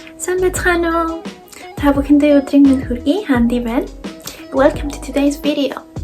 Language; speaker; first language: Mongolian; non-native, learner; Spanish